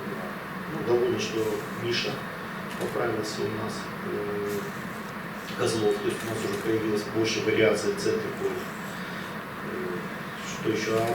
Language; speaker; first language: Russian; native; Russian